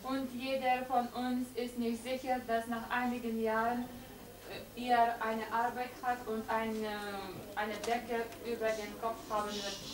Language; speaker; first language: German; non-native, fluent; Lithuanian